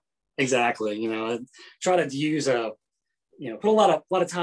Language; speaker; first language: English; native; English